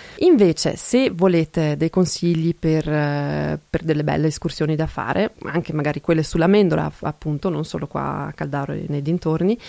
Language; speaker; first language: Italian; non-native, local second language; German